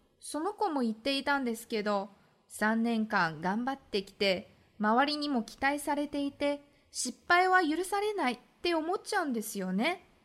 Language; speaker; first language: Japanese; non-native, fluent; Chinese